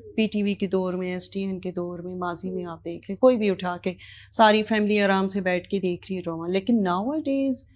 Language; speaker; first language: Urdu; native; Urdu